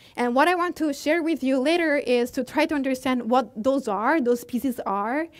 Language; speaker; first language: English; non-native, fluent; Italian